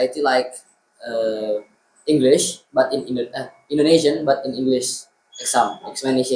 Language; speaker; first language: English; non-native, learner; Indonesian